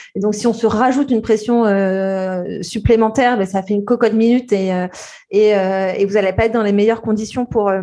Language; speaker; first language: French; native; French